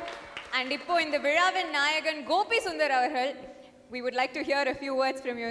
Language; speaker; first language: Tamil; native; Tamil